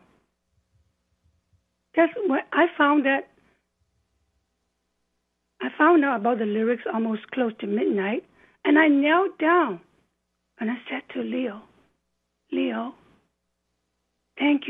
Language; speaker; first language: English; non-native, local second language; Cantonese